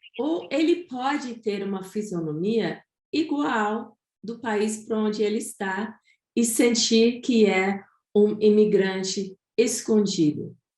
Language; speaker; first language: Portuguese; non-native, fluent; English